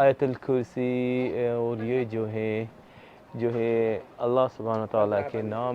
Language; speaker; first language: Hindi; non-native, local second language; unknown